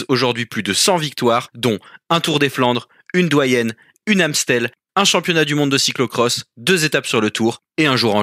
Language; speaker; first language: French; native; French